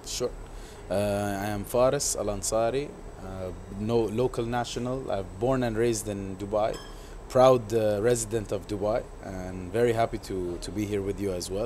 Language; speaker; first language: English; non-native, local second language; Arabic